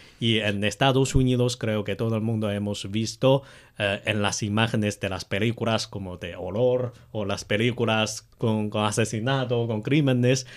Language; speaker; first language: Spanish; non-native, fluent; Chinese